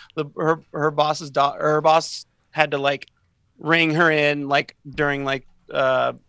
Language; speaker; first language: English; native; English